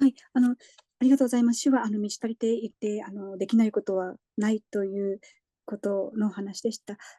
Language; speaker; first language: Japanese; native; Japanese